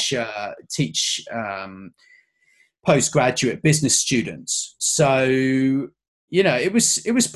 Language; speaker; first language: English; native; English